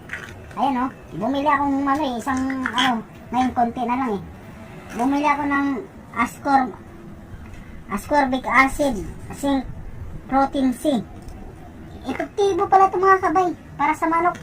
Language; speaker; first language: Filipino; non-native, local second language; Cebuano